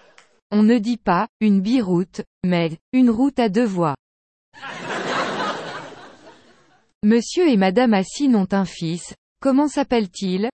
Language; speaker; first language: French; native; French